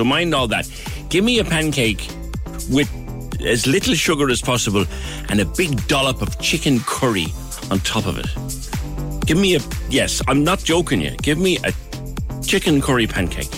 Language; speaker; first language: English; non-native, fluent; Polish